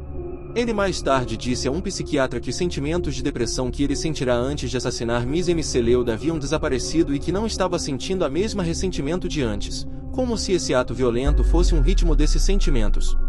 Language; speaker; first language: Portuguese; native; Portuguese